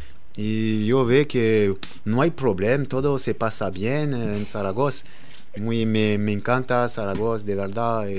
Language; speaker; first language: Spanish; non-native, learner; French